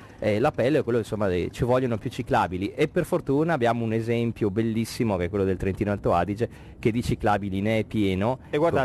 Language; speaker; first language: Italian; native; Italian